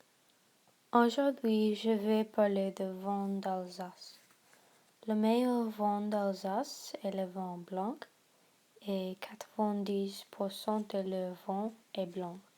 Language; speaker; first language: French; non-native, learner; English